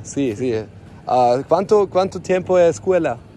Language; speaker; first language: Spanish; non-native, learner; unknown